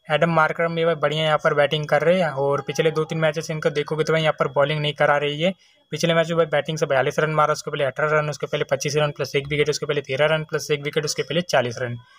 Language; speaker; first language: Hindi; native; Hindi